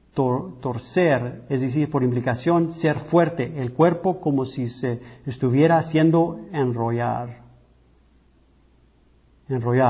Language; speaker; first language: Spanish; early bilingual, heritage; English